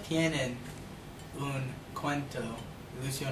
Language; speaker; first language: Spanish; non-native, learner; English